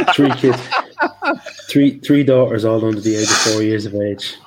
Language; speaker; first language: English; native; English